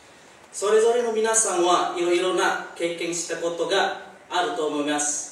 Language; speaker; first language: Japanese; non-native, learner; Indonesian